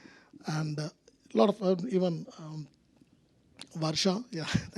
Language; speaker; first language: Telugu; non-native, local second language; Tamil